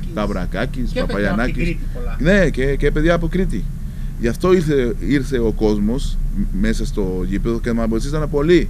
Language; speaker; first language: Greek; non-native, fluent; Spanish